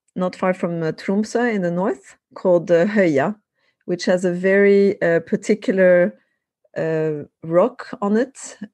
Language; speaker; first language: English; non-native, fluent; French